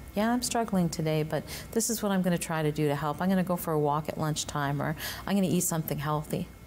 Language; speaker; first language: English; native; English